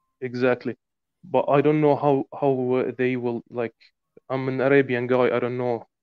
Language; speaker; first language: English; non-native, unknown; Arabic